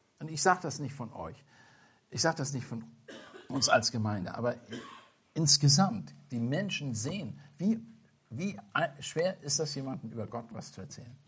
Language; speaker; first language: German; non-native, fluent; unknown